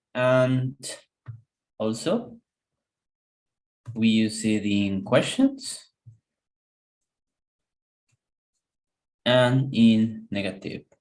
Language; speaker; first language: English; non-native, fluent; Spanish